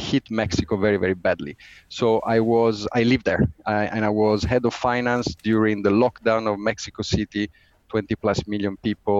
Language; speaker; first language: English; non-native, fluent; Italian